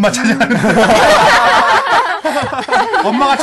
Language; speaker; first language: Korean; native; Korean